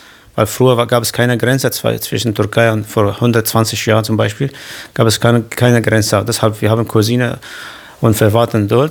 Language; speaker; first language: German; non-native, learner; Kurdish